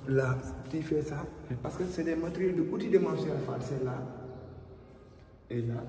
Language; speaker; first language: French; non-native, local second language; Wolof